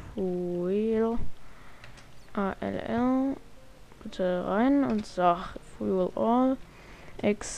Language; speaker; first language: German; native; German